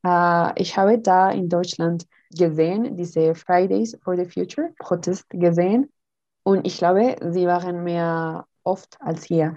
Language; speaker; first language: German; non-native, learner; Spanish